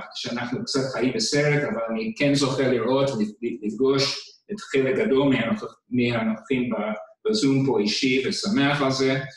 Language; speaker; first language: Hebrew; non-native, fluent; English